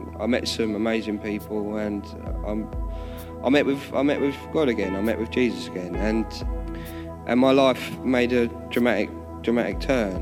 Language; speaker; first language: English; native; English